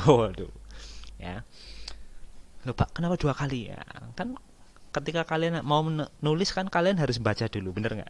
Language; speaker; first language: Indonesian; native; Indonesian